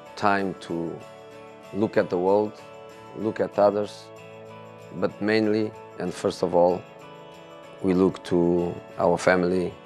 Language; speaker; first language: English; non-native, fluent; Portuguese